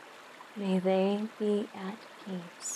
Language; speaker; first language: English; native; English